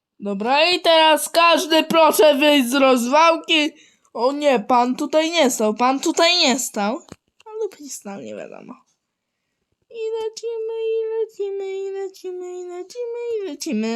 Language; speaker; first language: Polish; native; Polish